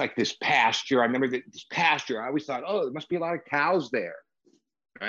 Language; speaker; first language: English; native; English